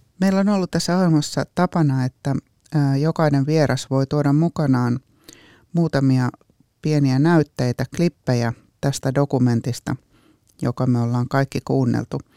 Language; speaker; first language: Finnish; native; Finnish